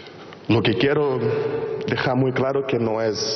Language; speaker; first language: Spanish; non-native, fluent; Portuguese